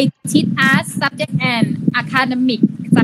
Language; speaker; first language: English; non-native, learner; Thai